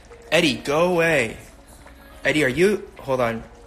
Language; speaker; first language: English; early bilingual, other home language; Korean